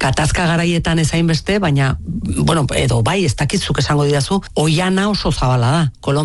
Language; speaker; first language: Basque; native; Basque